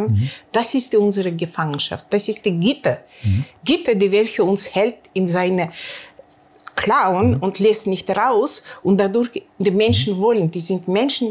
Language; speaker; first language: German; non-native, learner; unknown